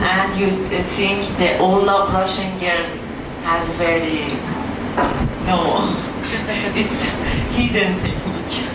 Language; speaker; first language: English; non-native, learner; Persian